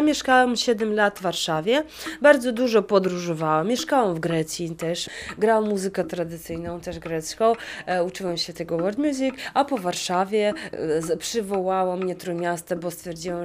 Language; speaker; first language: Polish; non-native, fluent; Russian